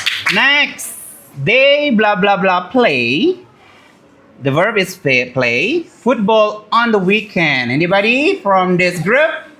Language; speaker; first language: English; non-native, learner; Indonesian